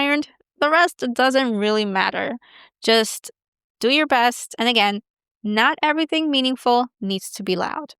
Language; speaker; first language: English; native; English